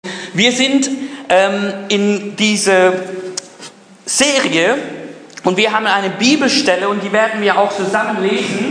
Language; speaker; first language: German; non-native, fluent; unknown